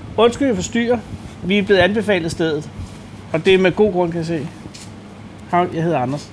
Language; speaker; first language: Danish; native; Danish